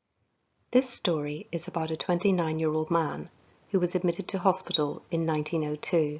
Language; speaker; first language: English; native; English